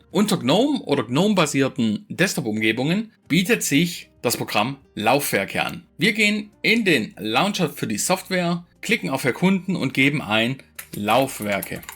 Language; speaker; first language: German; native; German